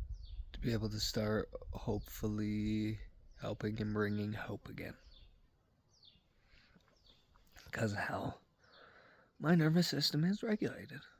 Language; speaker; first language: English; native; English